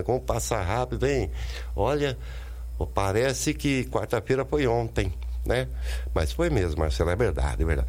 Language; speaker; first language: Portuguese; native; Portuguese